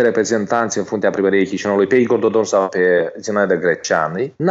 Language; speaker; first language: Romanian; native; Romanian